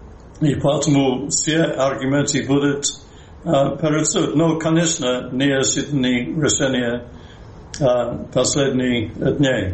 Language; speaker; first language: Russian; non-native, fluent; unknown